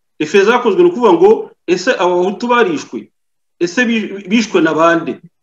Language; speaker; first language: Kinyarwanda; native; Kinyarwanda